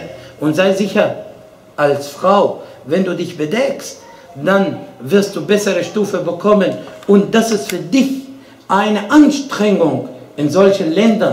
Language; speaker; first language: German; non-native, fluent; Arabic